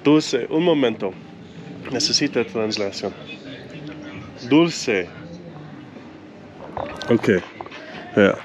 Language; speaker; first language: Spanish; non-native, learner; English